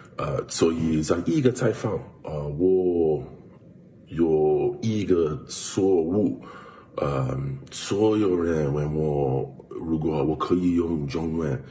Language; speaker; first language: Chinese; non-native, learner; English